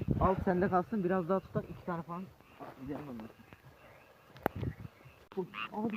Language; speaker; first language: Turkish; native; Turkish